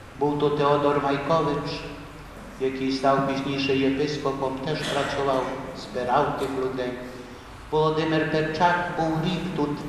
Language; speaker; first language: Ukrainian; early bilingual, heritage; Ukrainian